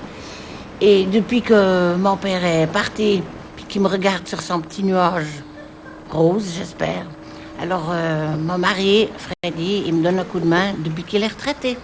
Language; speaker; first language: French; native; French